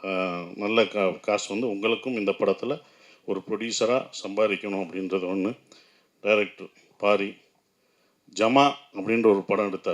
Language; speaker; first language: Tamil; native; Tamil